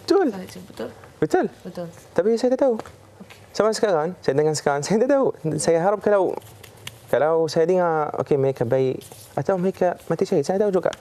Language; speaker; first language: Indonesian; non-native, fluent; Arabic